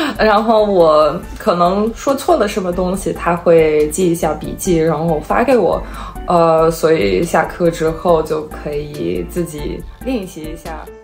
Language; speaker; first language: Chinese; non-native, fluent; Serbian